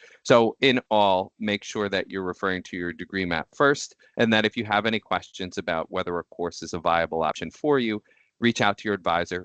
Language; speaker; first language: English; native; English